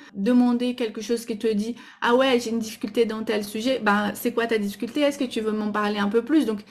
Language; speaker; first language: French; non-native, fluent; Portuguese